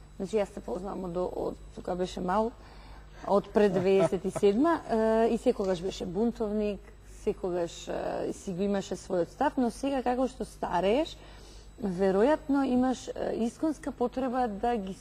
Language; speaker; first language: Macedonian; native; Macedonian